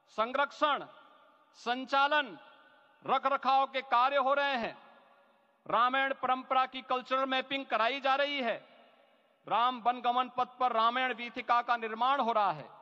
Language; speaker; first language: Hindi; native; Hindi